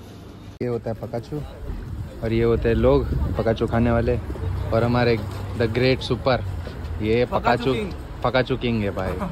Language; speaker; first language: Hindi; native; Hindi